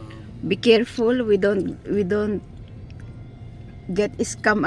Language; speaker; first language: English; non-native, local second language; Filipino